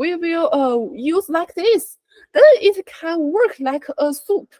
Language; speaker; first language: English; non-native, learner; Chinese